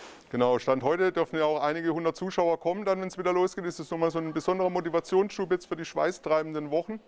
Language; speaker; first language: German; native; German